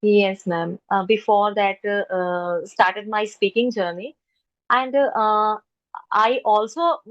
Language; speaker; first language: English; non-native, local second language; Hindi